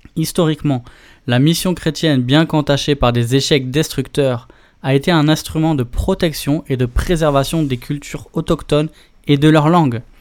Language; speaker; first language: French; native; French